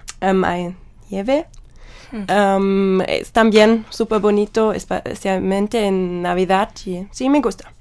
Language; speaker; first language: Spanish; non-native, learner; German